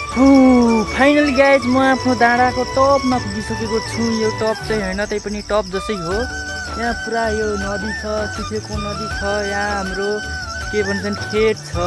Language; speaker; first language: Nepali; non-native, local second language; Rana Tharu